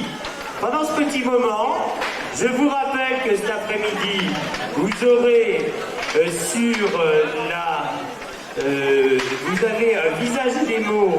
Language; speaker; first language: French; native; French